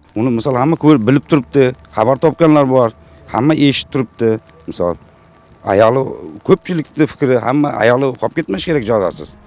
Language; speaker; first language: Uzbek; native; Uzbek